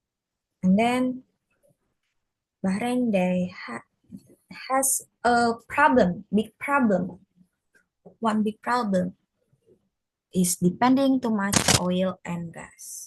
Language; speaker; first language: English; non-native, fluent; Indonesian